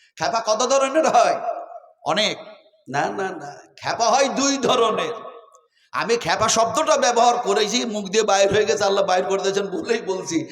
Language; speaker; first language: Bangla; non-native, local second language; Urdu